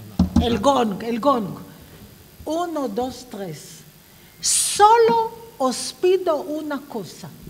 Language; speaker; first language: Spanish; non-native, fluent; Hebrew